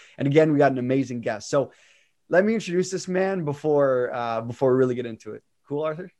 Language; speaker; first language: English; native; English